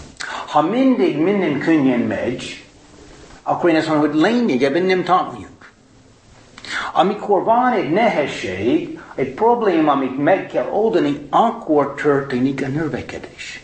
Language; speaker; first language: Hungarian; non-native, fluent; English